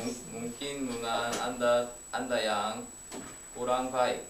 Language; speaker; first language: Indonesian; non-native, learner; Korean